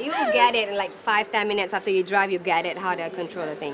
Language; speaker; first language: English; non-native, local second language; Malay